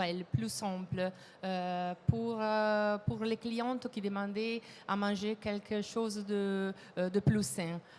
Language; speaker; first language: French; non-native, fluent; Italian